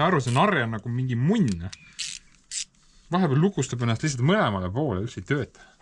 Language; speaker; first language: Estonian; native; Estonian